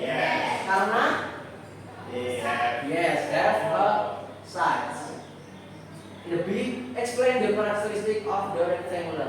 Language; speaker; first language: English; non-native, learner; Indonesian